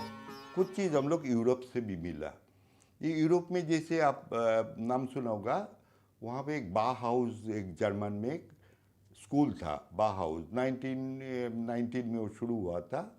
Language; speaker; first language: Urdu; non-native, local second language; Bangla